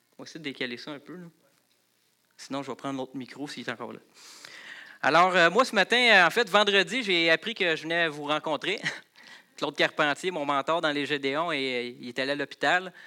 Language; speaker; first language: French; native; French